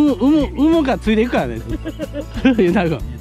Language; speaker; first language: Japanese; native; Japanese